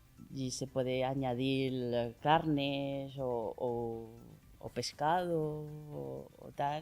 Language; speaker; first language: Spanish; non-native, learner; Chinese